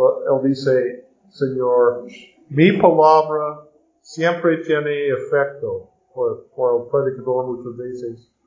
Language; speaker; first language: Spanish; non-native, learner; English